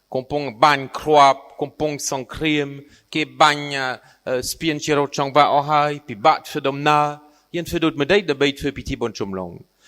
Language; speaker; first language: Khmer; non-native, fluent; French